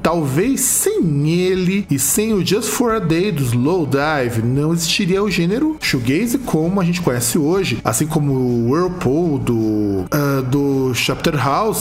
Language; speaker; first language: Portuguese; native; Portuguese